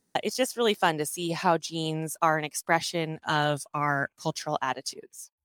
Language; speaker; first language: English; early bilingual, other home language; Hindi